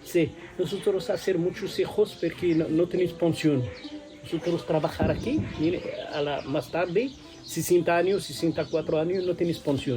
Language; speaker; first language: Spanish; non-native, learner; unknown